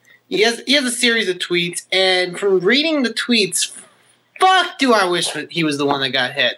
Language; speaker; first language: English; native; English